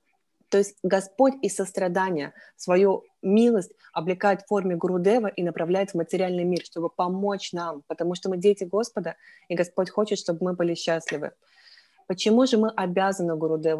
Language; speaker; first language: Russian; native; Russian